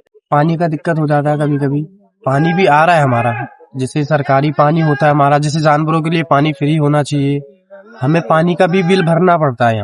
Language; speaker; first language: Hindi; native; Hindi